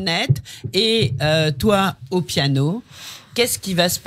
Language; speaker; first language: French; native; French